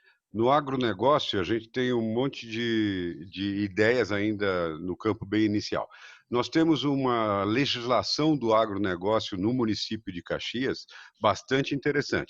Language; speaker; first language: Portuguese; native; Portuguese